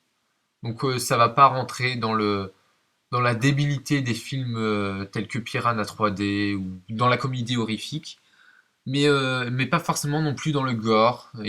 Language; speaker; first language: French; native; French